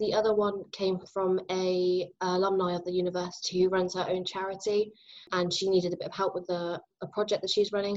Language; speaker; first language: English; native; English